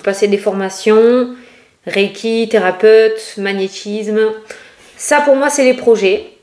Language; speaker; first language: French; native; French